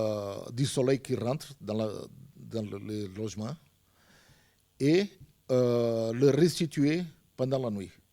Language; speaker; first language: French; non-native, fluent; Portuguese